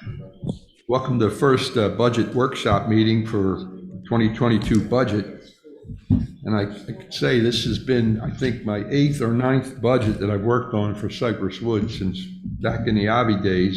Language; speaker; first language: English; native; English